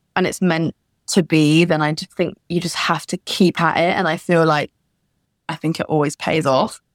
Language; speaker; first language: English; native; English